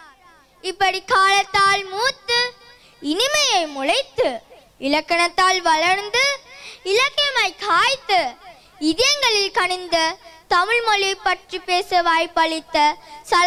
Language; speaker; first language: Tamil; early bilingual, heritage; Tamil